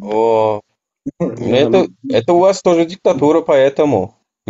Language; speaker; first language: Russian; non-native, local second language; Turkmen